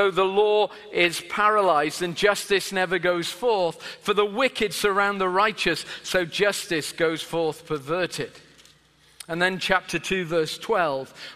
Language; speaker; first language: English; native; English